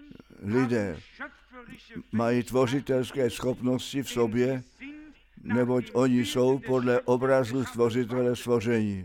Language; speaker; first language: Czech; non-native, fluent; German